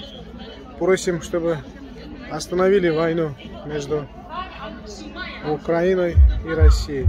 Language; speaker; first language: Russian; non-native, fluent; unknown